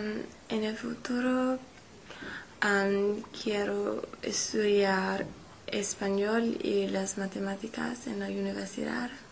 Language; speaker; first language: Spanish; non-native, learner; English